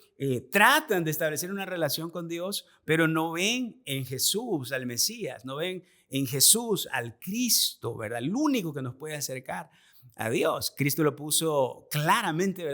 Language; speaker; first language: Spanish; native; Spanish